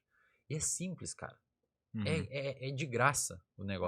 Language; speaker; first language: Portuguese; native; Portuguese